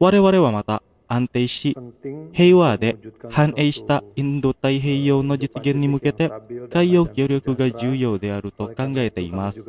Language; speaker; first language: Japanese; non-native, fluent; Indonesian